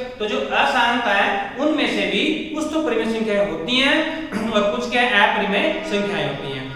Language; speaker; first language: Hindi; native; Hindi